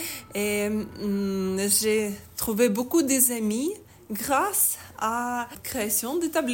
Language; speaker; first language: French; non-native, learner; Ukrainian